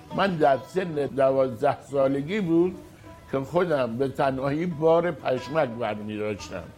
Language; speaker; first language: Persian; native; Persian